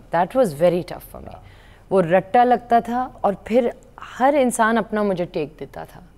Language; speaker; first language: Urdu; native; Urdu